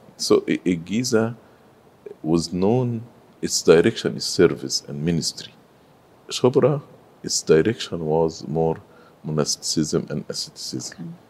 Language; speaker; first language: English; non-native, fluent; Arabic